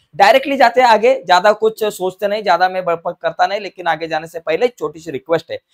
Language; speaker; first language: Hindi; non-native, local second language; Marathi